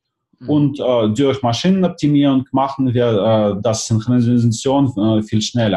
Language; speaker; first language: German; non-native, fluent; Russian